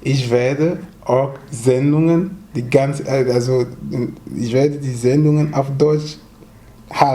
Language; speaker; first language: German; non-native, fluent; French